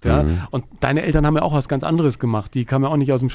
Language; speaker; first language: German; native; German